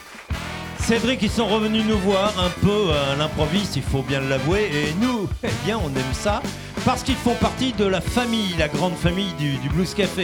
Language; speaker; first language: French; native; French